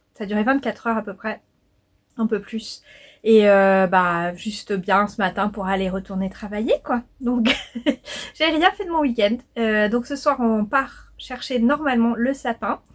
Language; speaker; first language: French; native; French